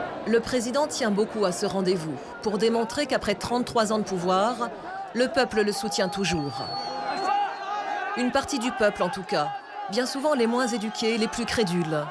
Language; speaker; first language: French; native; French